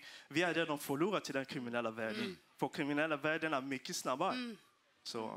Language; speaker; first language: Swedish; non-native, fluent; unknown